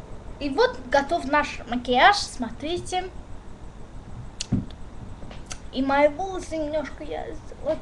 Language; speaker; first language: Russian; non-native, learner; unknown